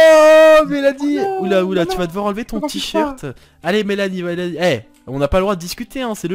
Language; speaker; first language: French; native; French